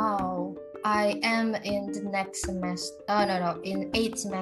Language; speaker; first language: English; non-native, fluent; Indonesian